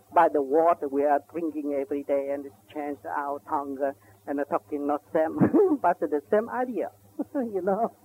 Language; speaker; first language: English; non-native, learner; Vietnamese